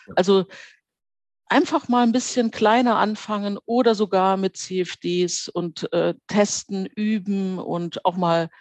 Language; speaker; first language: German; native; German